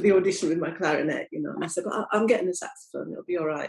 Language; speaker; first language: English; native; English